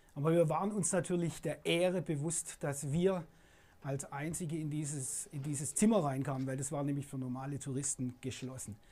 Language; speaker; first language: German; native; German